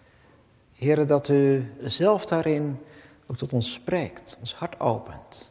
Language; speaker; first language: Dutch; native; Dutch